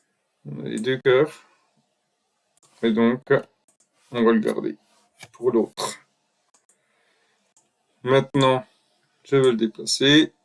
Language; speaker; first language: French; native; French